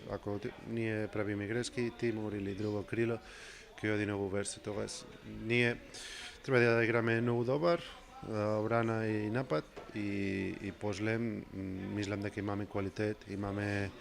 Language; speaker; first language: Macedonian; non-native, learner; Spanish